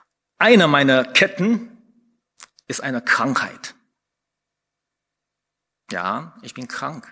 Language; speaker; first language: German; non-native, fluent; Chinese